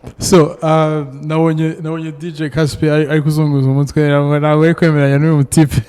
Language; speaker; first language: Kinyarwanda; native; Kinyarwanda